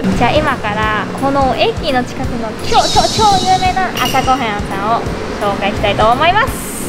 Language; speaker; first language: Japanese; non-native, fluent; Chinese